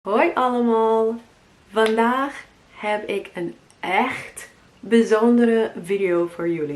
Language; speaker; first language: Dutch; non-native, learner; English